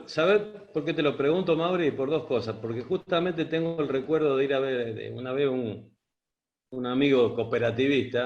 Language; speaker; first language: Spanish; native; Spanish